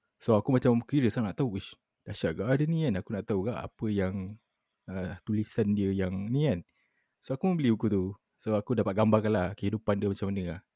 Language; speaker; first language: Malay; native; Malay